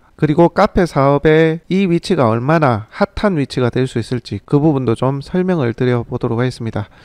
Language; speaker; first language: Korean; native; Korean